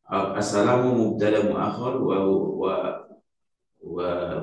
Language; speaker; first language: Arabic; non-native, learner; Indonesian